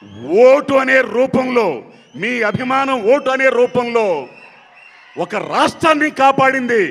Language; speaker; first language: Telugu; native; Telugu